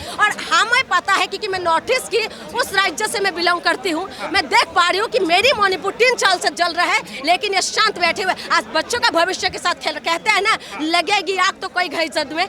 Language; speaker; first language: Hindi; non-native, local second language; Assamese